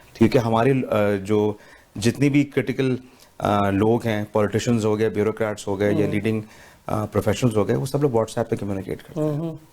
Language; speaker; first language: Urdu; native; Urdu